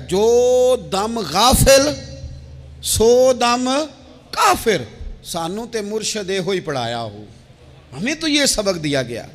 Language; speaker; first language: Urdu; non-native, local second language; Punjabi